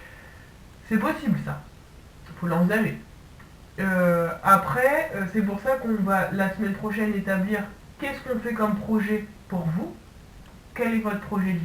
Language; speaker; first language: French; native; French